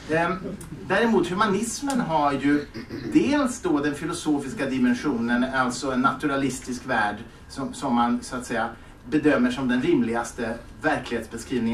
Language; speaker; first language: Swedish; native; Swedish